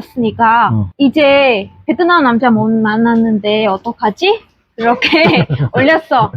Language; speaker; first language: Korean; non-native, fluent; Vietnamese